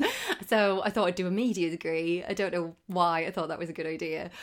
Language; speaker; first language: English; native; English